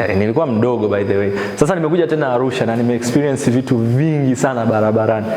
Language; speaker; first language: Swahili; native; Swahili